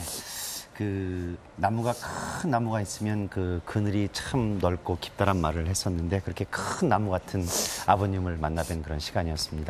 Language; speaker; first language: Korean; native; Korean